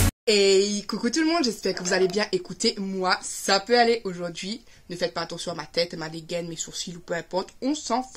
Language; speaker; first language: French; native; French